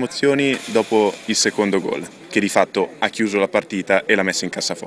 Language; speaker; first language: Italian; native; Italian